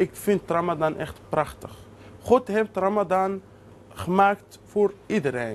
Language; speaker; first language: Dutch; non-native, learner; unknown